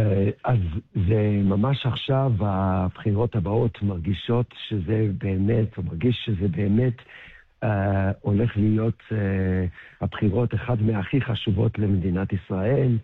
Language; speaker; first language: Hebrew; early bilingual, heritage; English